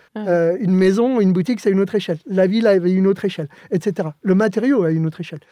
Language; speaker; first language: French; early bilingual, other home language; Spanish